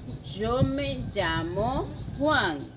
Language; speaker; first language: Spanish; non-native, fluent; French